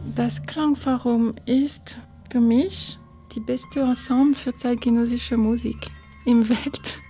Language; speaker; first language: German; non-native, fluent; French